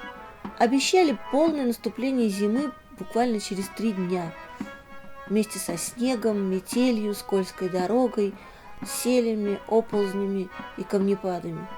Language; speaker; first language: Russian; native; Russian